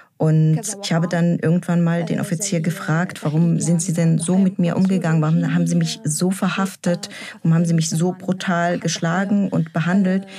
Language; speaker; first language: German; non-native, fluent; Arabic